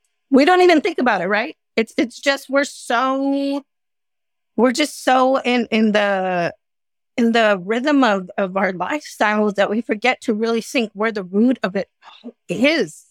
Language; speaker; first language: English; early bilingual, other home language; Spanish